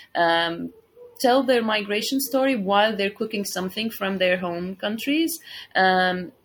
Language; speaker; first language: English; non-native, fluent; Arabic